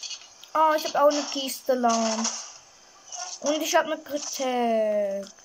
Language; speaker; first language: German; native; German